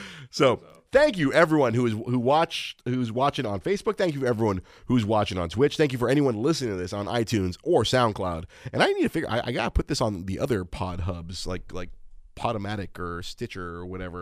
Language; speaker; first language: English; early bilingual, other home language; Spanish